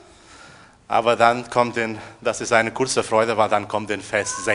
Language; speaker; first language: German; non-native, fluent; Portuguese